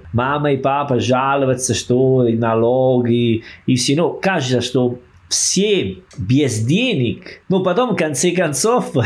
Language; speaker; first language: Russian; non-native, learner; Italian